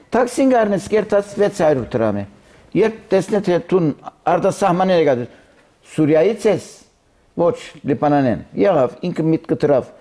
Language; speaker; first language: Armenian; early bilingual, heritage; Armenian